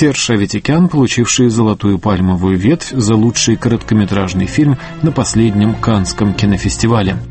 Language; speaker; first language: Russian; native; Russian